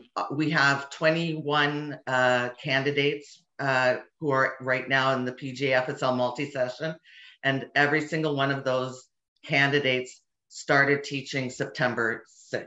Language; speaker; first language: English; native; English